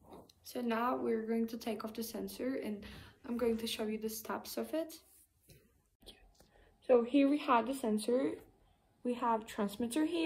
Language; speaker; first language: English; non-native, fluent; Turkish